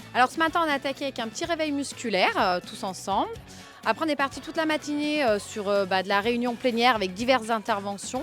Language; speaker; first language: French; native; French